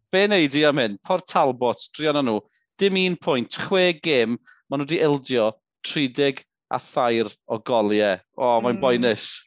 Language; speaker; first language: Welsh; native; Welsh